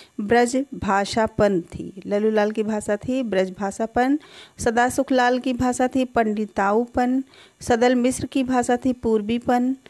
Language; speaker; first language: Hindi; native; Hindi